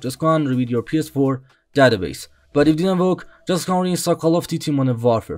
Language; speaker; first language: English; non-native, learner; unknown